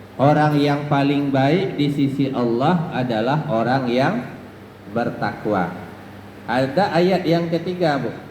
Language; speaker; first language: Malay; non-native, local second language; Minangkabau